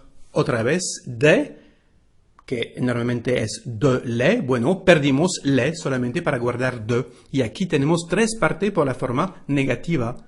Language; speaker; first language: Spanish; non-native, fluent; French